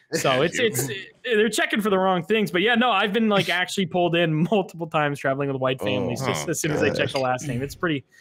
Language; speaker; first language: English; native; English